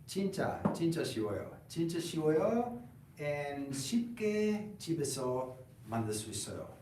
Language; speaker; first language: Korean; non-native, learner; Italian